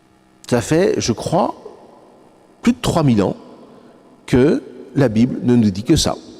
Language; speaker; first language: French; native; French